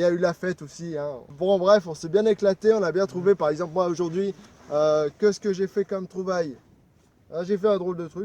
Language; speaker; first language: French; native; French